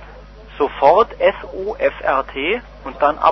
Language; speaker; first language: German; native; German